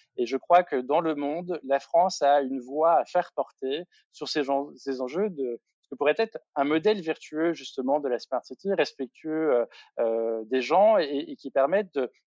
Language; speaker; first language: French; native; French